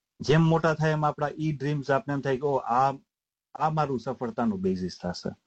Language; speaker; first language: Gujarati; native; Gujarati